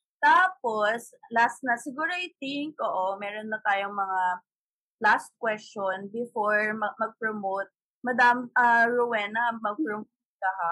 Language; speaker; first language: Filipino; non-native, local second language; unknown